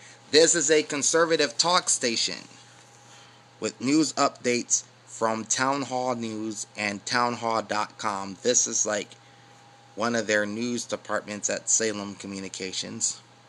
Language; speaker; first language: English; native; English